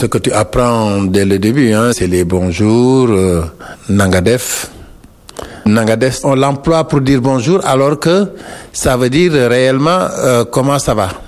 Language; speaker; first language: French; non-native, local second language; Wolof